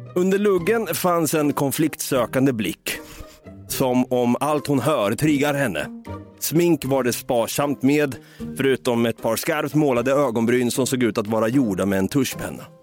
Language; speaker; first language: Swedish; native; Swedish